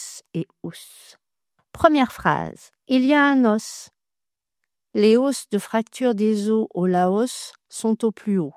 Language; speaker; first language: French; native; French